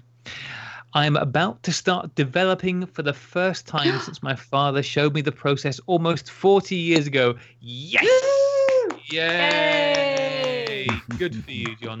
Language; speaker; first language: English; native; English